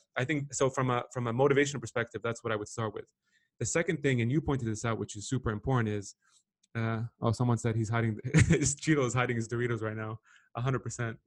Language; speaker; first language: English; non-native, fluent; Arabic